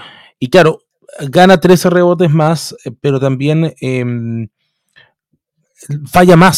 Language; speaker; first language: Spanish; native; Spanish